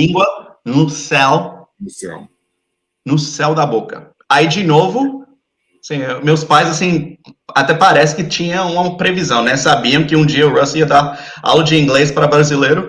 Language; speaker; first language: Portuguese; non-native, fluent; English